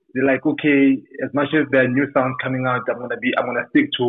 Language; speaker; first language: English; non-native, local second language; Tsonga